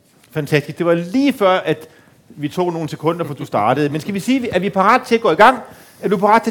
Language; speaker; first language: Danish; native; Danish